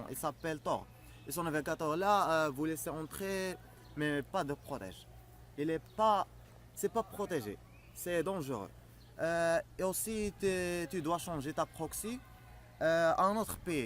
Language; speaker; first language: French; non-native, learner; Arabic